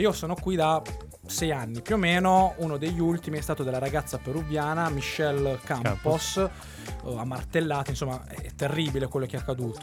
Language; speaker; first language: Italian; native; Italian